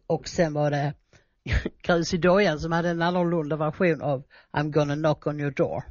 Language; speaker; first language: Swedish; native; Swedish